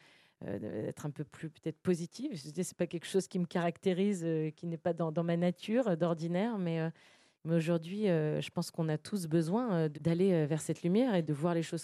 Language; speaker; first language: French; native; French